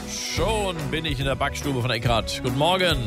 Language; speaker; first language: German; native; German